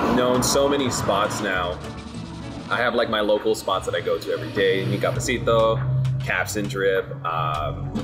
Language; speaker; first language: English; native; English